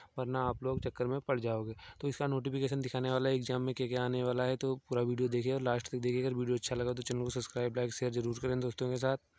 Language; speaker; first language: Hindi; native; Hindi